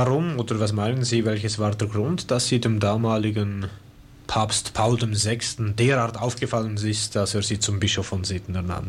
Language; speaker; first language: German; native; German